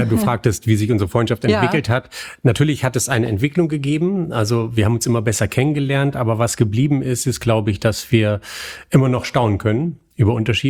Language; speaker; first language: German; native; German